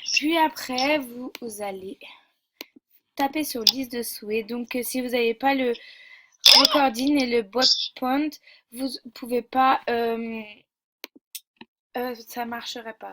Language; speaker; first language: French; native; French